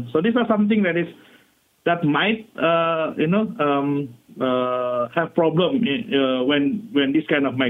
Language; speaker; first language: English; non-native, local second language; Malay